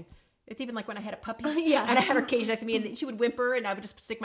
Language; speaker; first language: English; native; English